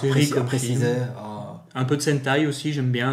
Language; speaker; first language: French; native; French